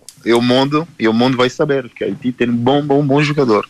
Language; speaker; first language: Portuguese; non-native, fluent; Haitian Creole